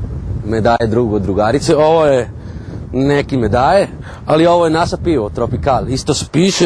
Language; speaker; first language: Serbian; non-native, learner; Spanish